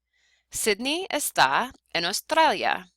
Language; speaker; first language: Spanish; non-native, fluent; English